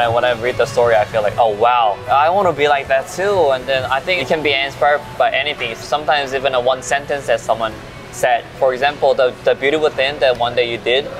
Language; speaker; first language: English; non-native, fluent; Korean